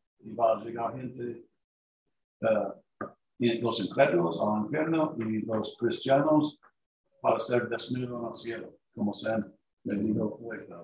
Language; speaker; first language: Spanish; non-native, learner; English